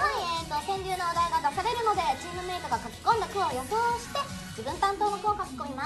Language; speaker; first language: Japanese; native; Japanese